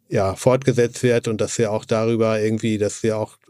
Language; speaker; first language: German; native; German